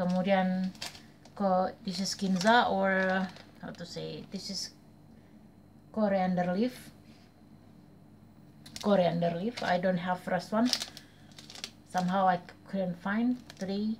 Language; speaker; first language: English; non-native, learner; Indonesian